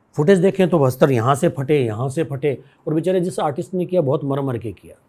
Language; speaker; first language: Hindi; native; Hindi